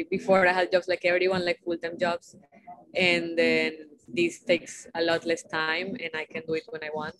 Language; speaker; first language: English; non-native, fluent; Spanish